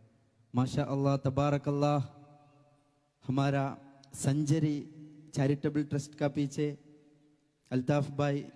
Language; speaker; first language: Hindi; non-native, local second language; Malayalam